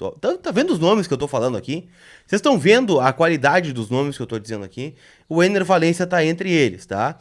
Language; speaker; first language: Portuguese; native; Portuguese